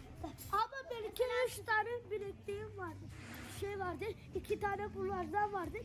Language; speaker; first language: Turkish; non-native, learner; Kazakh